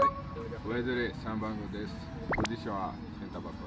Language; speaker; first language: Japanese; non-native, learner; Portuguese